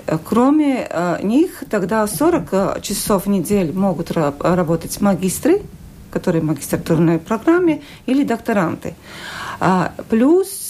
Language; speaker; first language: Russian; non-native, local second language; Latvian